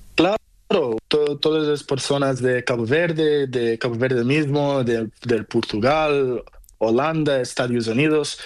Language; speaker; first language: Spanish; non-native, learner; Portuguese